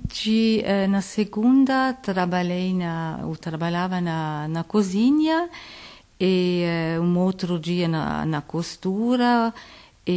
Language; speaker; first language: Portuguese; non-native, learner; Italian